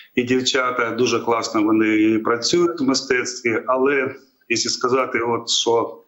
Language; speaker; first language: Ukrainian; native; Ukrainian